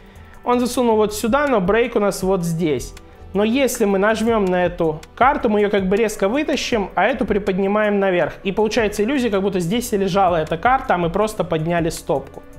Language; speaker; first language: Russian; native; Russian